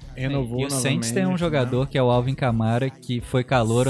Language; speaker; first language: Portuguese; native; Portuguese